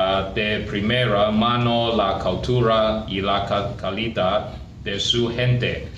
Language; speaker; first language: Spanish; non-native, learner; Cantonese